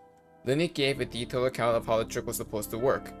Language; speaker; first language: English; native; English